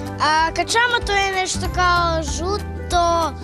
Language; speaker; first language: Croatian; early bilingual, heritage; Croatian